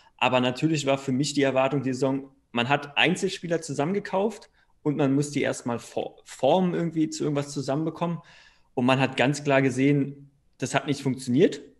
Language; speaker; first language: German; native; German